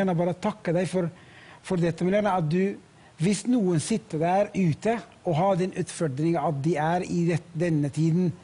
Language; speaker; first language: Swedish; non-native, fluent; Persian